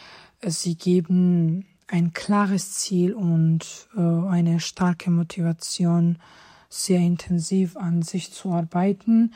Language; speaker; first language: German; non-native, fluent; Georgian